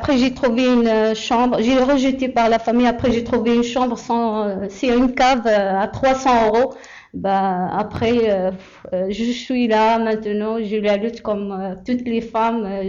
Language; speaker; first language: French; non-native, local second language; Arabic